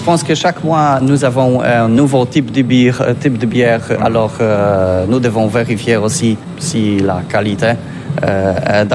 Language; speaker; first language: French; non-native, learner; Polish